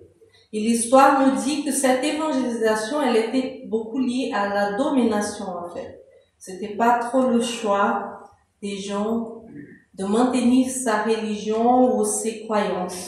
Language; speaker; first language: French; non-native, fluent; Portuguese